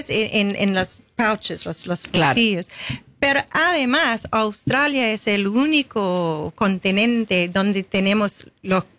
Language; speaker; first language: Spanish; non-native, fluent; English